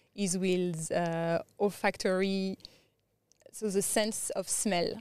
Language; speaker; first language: English; non-native, fluent; French